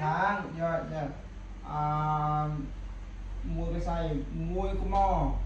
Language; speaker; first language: Vietnamese; non-native, local second language; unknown